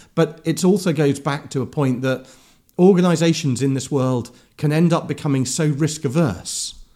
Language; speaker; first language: English; native; English